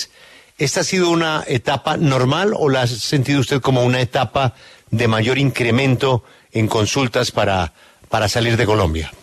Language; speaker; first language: Spanish; native; Spanish